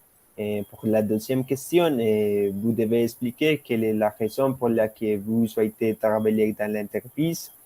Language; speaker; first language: French; non-native, learner; Spanish